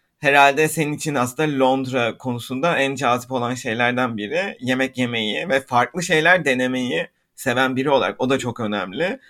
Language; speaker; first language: Turkish; native; Turkish